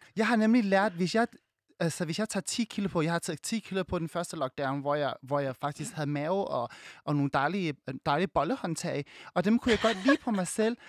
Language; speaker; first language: Danish; early bilingual, other home language; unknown